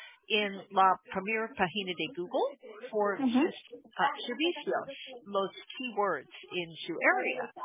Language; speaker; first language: Spanish; non-native, learner; English